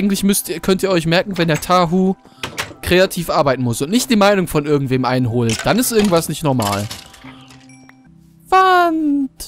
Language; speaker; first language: German; native; German